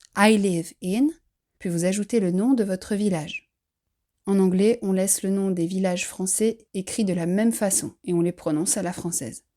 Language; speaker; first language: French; native; French